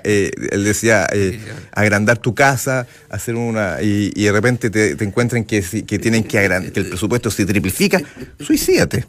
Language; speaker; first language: Spanish; native; Spanish